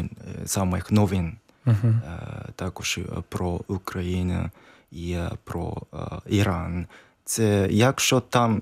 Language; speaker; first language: Ukrainian; non-native, learner; Japanese